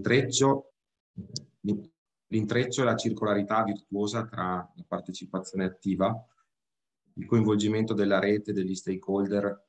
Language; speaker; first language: Italian; native; Italian